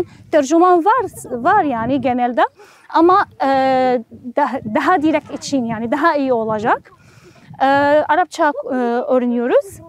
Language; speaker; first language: Turkish; non-native, learner; Arabic